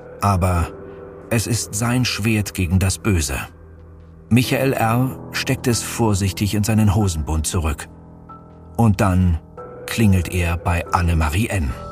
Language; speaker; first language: German; native; German